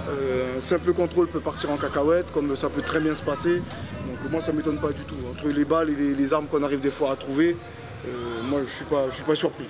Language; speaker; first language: French; native; French